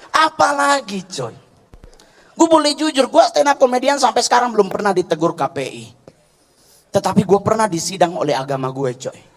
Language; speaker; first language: Indonesian; native; Indonesian